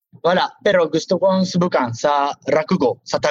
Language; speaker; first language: Filipino; non-native, learner; Japanese